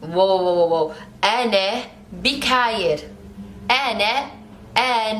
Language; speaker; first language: Arabic; non-native, learner; English